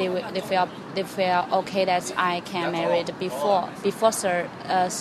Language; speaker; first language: English; non-native, fluent; Chinese